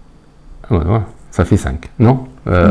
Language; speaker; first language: French; native; French